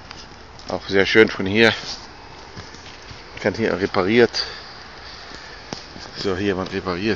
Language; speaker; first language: German; non-native, fluent; Arabic